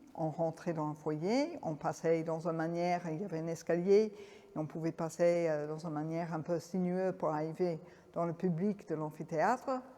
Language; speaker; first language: French; non-native, fluent; English